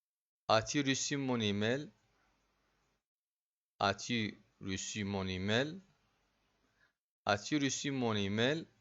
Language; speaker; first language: French; non-native, fluent; Arabic